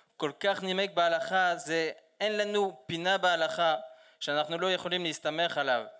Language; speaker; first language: Hebrew; non-native, fluent; French